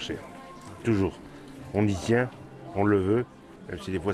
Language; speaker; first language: French; native; French